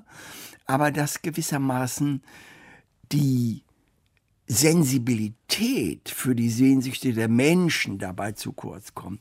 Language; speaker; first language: German; native; German